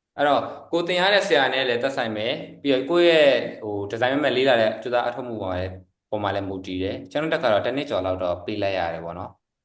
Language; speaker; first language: Burmese; native; Burmese